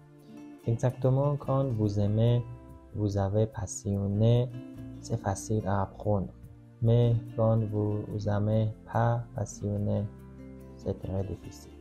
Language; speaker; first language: French; non-native, learner; Persian